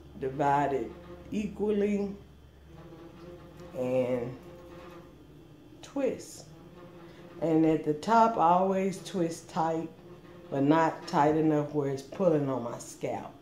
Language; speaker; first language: English; native; English